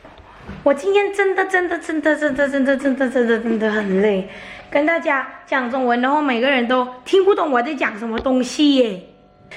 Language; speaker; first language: Chinese; non-native, fluent; Thai